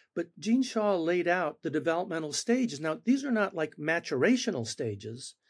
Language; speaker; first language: English; non-native, fluent; Spanish